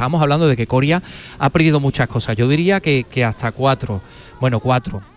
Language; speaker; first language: Spanish; native; Spanish